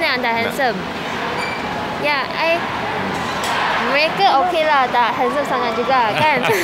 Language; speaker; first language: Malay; non-native, local second language; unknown